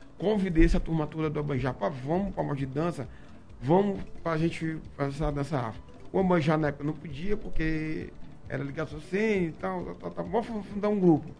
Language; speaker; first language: Portuguese; native; Portuguese